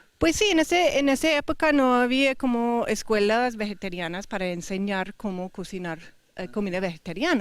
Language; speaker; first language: Spanish; non-native, fluent; English